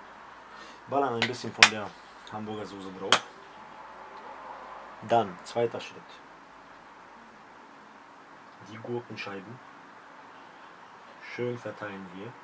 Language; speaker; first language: German; early bilingual, other home language; Polish